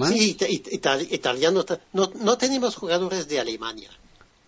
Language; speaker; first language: Spanish; non-native, fluent; French